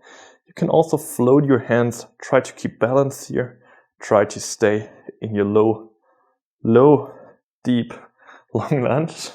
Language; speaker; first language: English; non-native, fluent; German